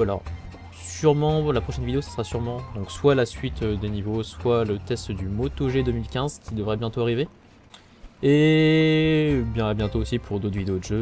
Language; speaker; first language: French; native; French